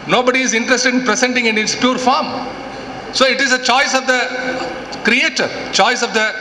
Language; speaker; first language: English; non-native, local second language; Tamil